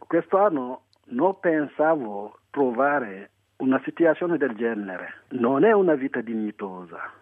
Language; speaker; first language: Italian; non-native, fluent; Wolof